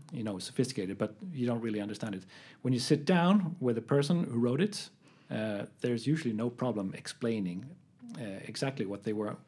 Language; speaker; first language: English; non-native, fluent; Swedish